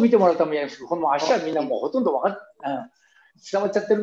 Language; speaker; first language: Japanese; native; Japanese